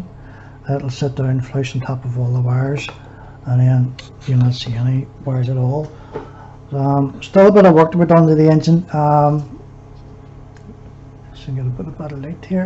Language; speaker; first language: English; native; English